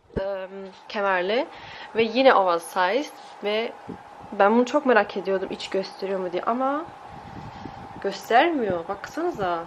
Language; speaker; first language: Turkish; early bilingual, heritage; Turkish